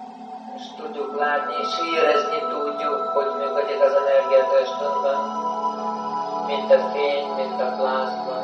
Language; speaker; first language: Hungarian; non-native, learner; Russian